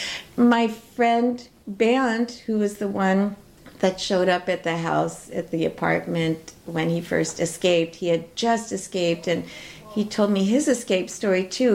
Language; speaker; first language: English; native; English